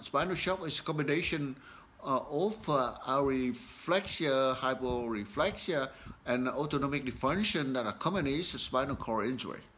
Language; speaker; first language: English; non-native, fluent; Vietnamese